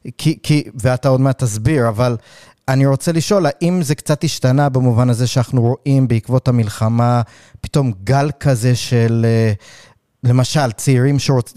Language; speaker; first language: Hebrew; early bilingual, other home language; English